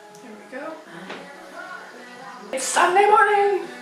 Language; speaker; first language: English; native; English